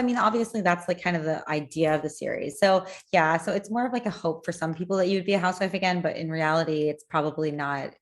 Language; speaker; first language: English; native; English